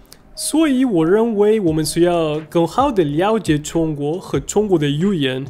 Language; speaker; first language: Chinese; non-native, learner; Spanish